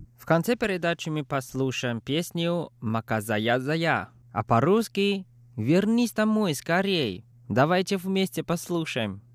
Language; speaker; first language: Russian; non-native, fluent; Chinese